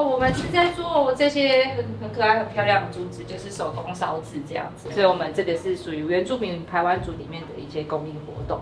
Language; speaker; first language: Chinese; native; Chinese